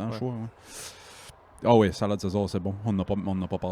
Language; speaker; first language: French; native; French